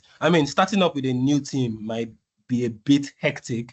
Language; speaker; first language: English; non-native, local second language; Yoruba